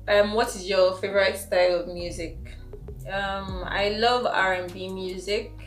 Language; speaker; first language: English; non-native, local second language; Igbo